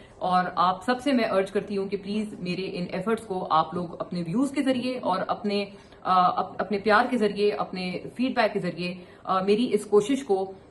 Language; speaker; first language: Urdu; native; Urdu